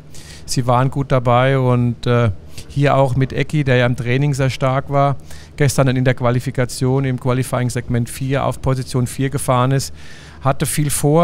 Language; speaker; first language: German; native; German